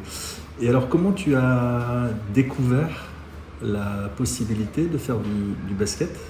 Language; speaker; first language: French; native; French